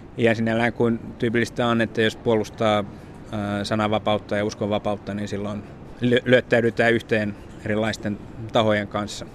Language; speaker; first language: Finnish; native; Finnish